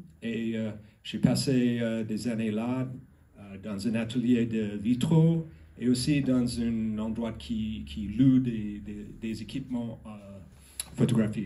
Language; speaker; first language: French; non-native, learner; English